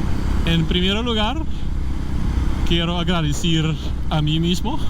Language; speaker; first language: Spanish; non-native, learner; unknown